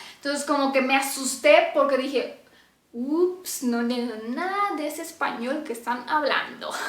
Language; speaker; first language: Spanish; non-native, fluent; Romanian